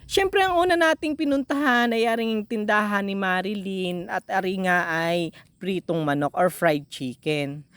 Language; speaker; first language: Filipino; native; Filipino